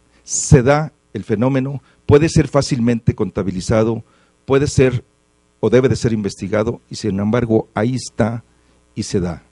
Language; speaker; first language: Spanish; native; Spanish